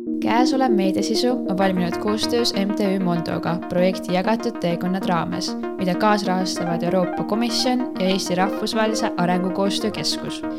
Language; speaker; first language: Estonian; native; Estonian